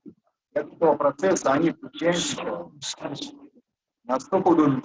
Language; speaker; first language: Russian; native; Russian